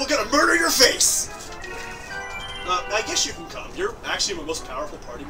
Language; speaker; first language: English; native; English